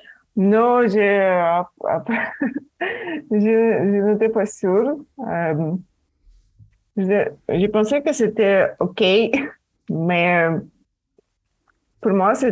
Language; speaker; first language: French; non-native, fluent; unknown